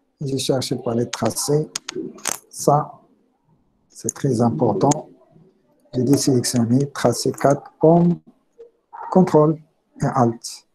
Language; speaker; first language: French; non-native, local second language; Arabic